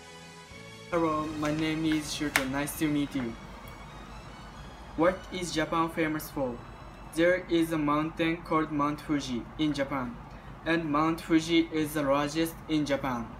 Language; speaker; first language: English; non-native, learner; Japanese